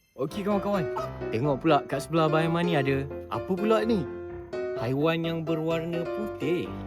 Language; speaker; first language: Malay; native; Malay